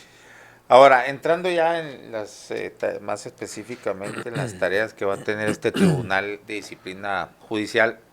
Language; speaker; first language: Spanish; native; Spanish